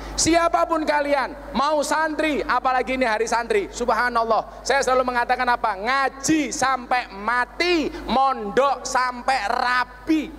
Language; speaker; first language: Indonesian; non-native, local second language; Javanese